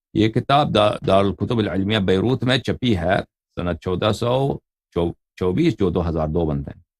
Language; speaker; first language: Urdu; non-native, fluent; Persian